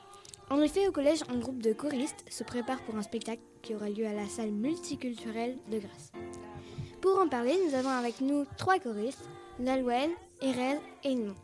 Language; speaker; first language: French; native; French